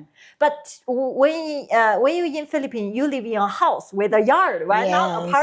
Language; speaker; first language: English; non-native, learner; Chinese